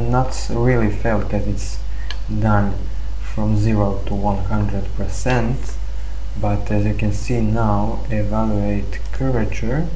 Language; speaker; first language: English; non-native, fluent; Serbian